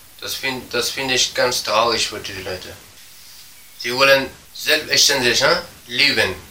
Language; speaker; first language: German; non-native, learner; Persian